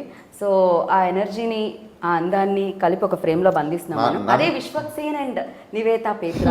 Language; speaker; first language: Telugu; native; Telugu